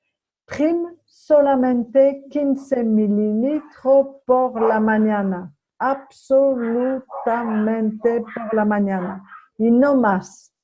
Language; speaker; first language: Spanish; non-native, fluent; French